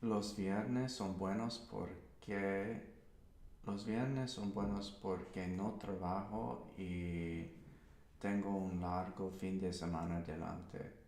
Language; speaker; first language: Spanish; non-native, learner; English